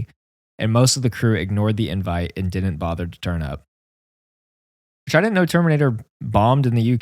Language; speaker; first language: English; native; English